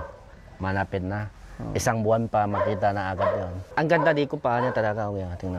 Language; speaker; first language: Filipino; non-native, learner; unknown